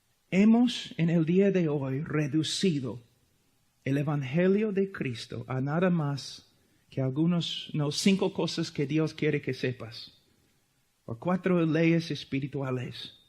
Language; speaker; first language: Spanish; non-native, fluent; English